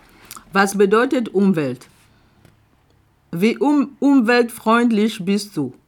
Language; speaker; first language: German; non-native, fluent; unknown